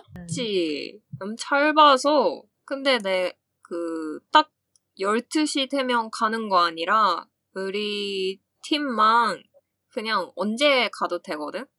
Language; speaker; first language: Korean; non-native, fluent; Japanese